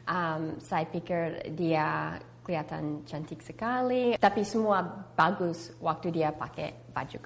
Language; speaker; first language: Indonesian; early bilingual, heritage; English